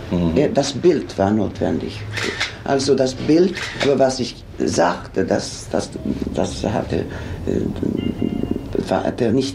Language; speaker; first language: German; non-native, fluent; Swedish